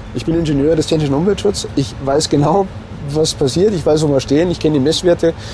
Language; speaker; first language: German; native; German